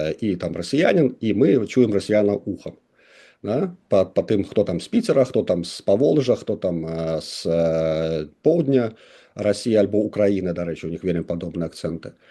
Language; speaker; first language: Belarusian; non-native, local second language; Russian